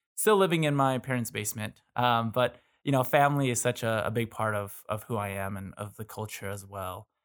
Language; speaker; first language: English; native; English